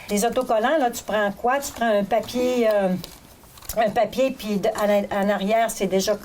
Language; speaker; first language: French; native; French